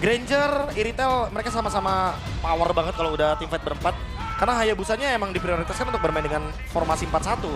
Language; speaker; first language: Indonesian; native; Indonesian